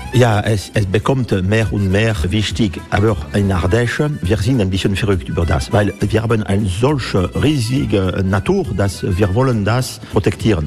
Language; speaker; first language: German; non-native, learner; French